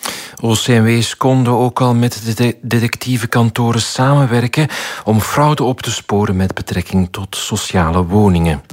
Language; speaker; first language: Dutch; native; Dutch